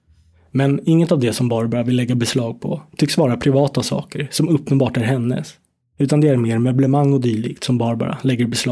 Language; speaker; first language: Swedish; native; Swedish